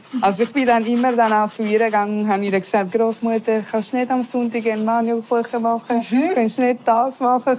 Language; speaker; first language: German; early bilingual, other home language; Spanish